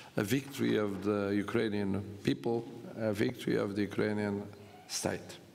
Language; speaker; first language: English; non-native, fluent; Portuguese